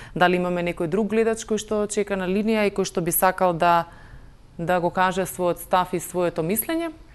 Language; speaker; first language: Macedonian; native; Macedonian